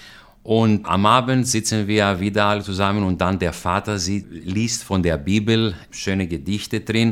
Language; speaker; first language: German; non-native, fluent; Greek